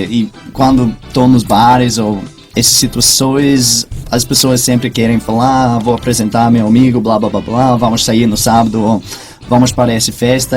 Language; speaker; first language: Portuguese; non-native, fluent; English